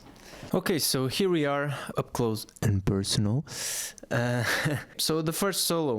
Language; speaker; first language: English; non-native, fluent; Portuguese